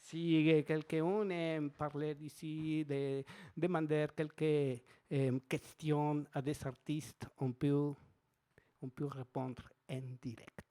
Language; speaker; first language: French; non-native, fluent; Spanish